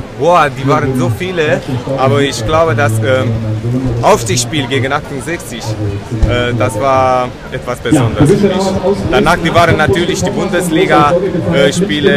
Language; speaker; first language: German; non-native, fluent; Romanian